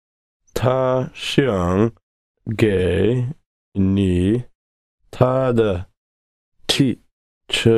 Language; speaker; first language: Chinese; non-native, learner; English